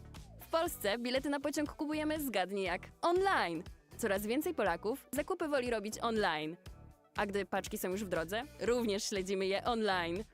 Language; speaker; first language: Polish; native; Polish